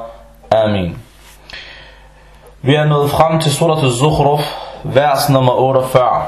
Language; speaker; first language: Danish; non-native, fluent; Arabic